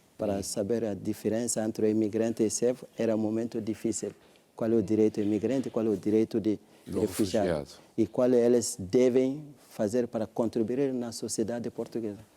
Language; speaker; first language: Portuguese; non-native, learner; French